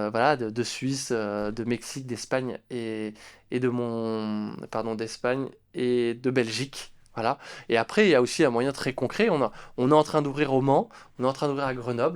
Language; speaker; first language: French; native; French